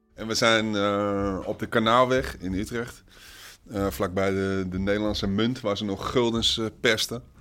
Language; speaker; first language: Dutch; native; Dutch